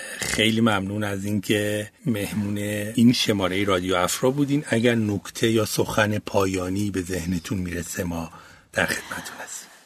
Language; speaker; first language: Persian; native; Persian